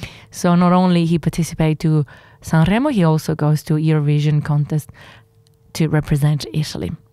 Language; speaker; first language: English; non-native, fluent; Italian